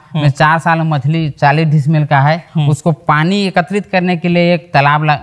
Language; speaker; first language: Hindi; native; Hindi